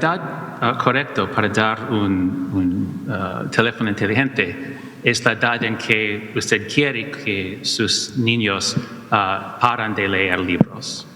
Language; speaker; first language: Spanish; non-native, learner; English